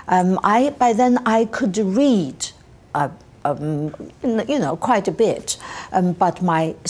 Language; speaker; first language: English; non-native, fluent; Chinese